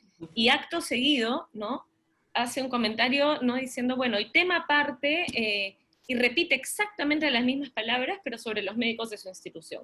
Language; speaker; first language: Spanish; native; Spanish